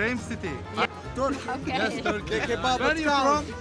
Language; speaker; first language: English; non-native, learner; Turkish